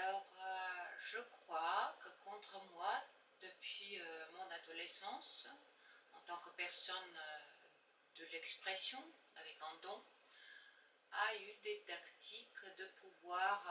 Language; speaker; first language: French; non-native, fluent; Bulgarian